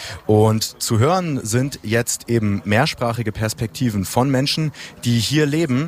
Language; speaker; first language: German; native; German